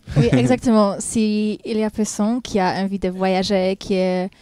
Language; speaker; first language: French; non-native, learner; Polish